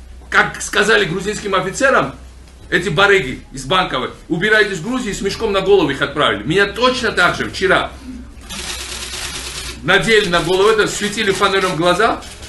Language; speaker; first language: Russian; non-native, local second language; Georgian